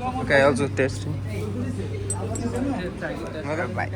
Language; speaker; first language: English; non-native, local second language; Tulu